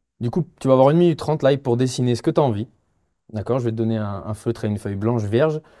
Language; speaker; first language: French; native; French